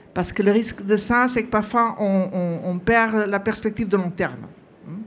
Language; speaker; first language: French; non-native, fluent; Portuguese